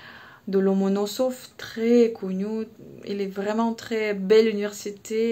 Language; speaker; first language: French; non-native, fluent; Russian